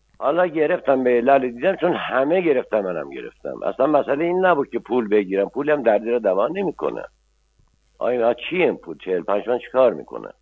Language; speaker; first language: Persian; non-native, local second language; Azerbaijani